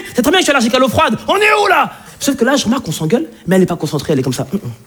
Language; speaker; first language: French; native; French